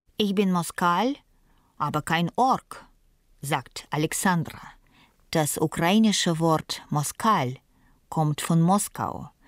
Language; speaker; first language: German; non-native, fluent; Russian